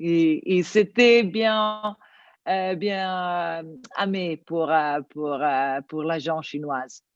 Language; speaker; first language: French; non-native, learner; Italian